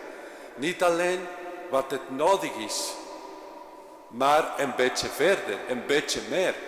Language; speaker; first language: Dutch; non-native, fluent; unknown